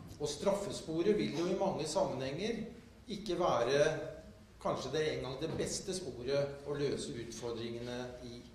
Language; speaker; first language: Norwegian; native; Norwegian